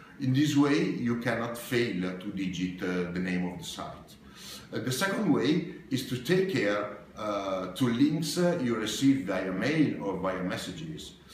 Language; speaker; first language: English; non-native, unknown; Italian